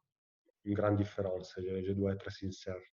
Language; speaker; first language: French; non-native, fluent; Italian